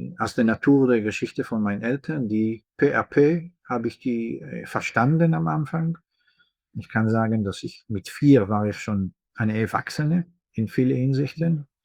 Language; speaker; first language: German; non-native, fluent; Hebrew